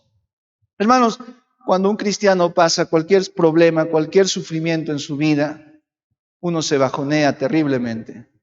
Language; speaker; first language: Spanish; native; Spanish